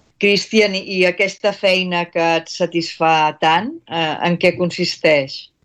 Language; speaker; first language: Catalan; native; Catalan